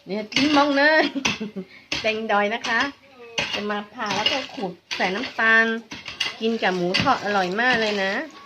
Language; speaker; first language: Thai; non-native, local second language; Hmong